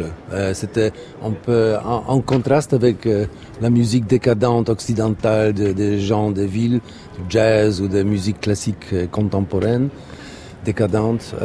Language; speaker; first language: French; non-native, fluent; Polish